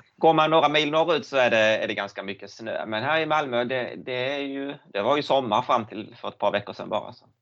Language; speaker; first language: Swedish; native; Swedish